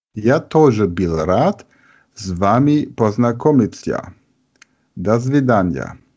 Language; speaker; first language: Russian; non-native, learner; German